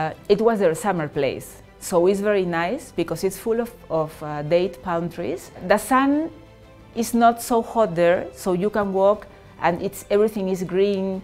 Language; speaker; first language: English; non-native, fluent; Spanish